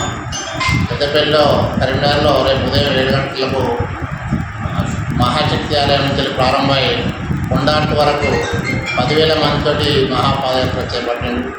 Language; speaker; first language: Telugu; native; Telugu